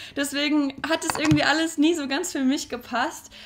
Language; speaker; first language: German; native; German